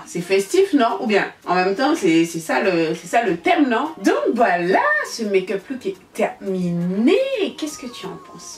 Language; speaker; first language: French; native; French